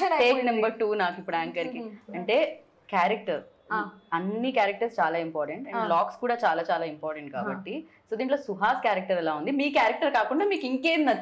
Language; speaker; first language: Telugu; native; Telugu